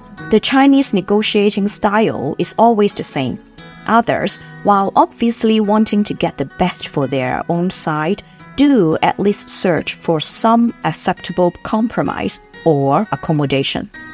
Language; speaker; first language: English; non-native, local second language; Cantonese